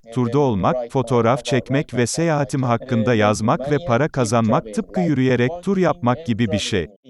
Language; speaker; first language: English; non-native, fluent; Japanese